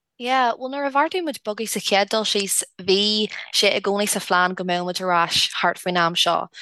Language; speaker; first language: Irish; non-native, local second language; English